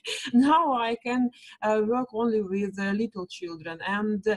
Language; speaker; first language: English; non-native, learner; Russian